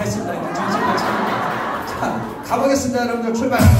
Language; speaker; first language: Korean; native; Korean